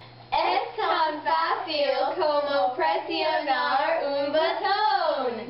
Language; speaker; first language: Spanish; non-native, learner; English